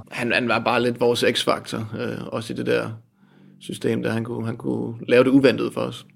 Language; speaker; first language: Danish; native; Danish